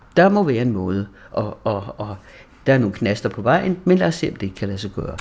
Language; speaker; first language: Danish; native; Danish